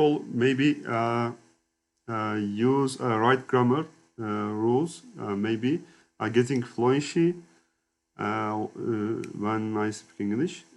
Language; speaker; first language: English; non-native, learner; Turkish